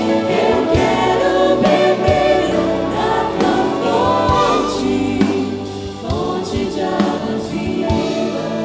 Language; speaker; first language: Portuguese; native; Portuguese